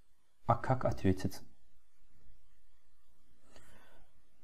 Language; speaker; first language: Russian; non-native, fluent; Turkish